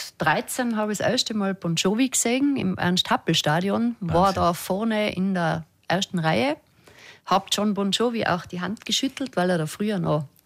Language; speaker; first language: German; native; German